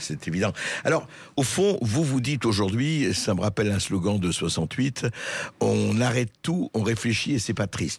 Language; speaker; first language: French; native; French